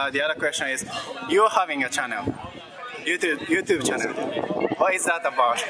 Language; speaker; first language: English; non-native, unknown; Japanese